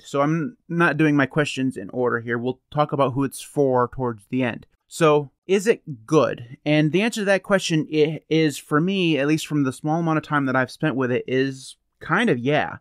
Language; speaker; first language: English; native; English